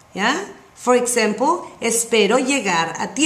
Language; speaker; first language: Spanish; non-native, fluent; English